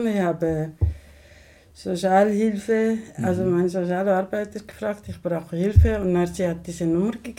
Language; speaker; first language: German; non-native, learner; Somali